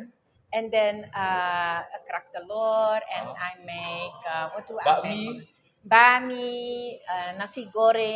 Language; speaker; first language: English; non-native, fluent; Dutch